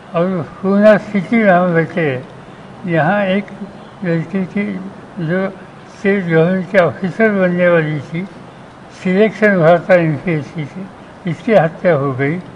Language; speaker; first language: Hindi; non-native, local second language; Marathi